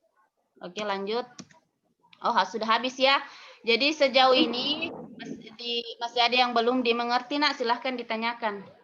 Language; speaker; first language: Indonesian; non-native, local second language; Buginese